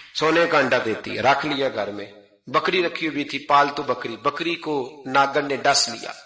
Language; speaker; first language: Urdu; non-native, local second language; Punjabi